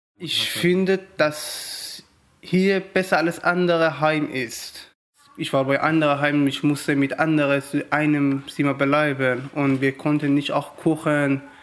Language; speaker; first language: German; non-native, learner; Persian